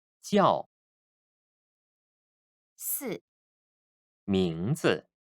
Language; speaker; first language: Chinese; non-native, fluent; Korean